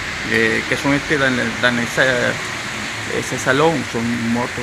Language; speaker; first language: French; non-native, learner; Spanish